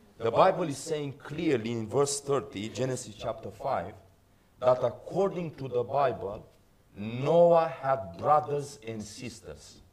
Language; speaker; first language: English; non-native, fluent; Romanian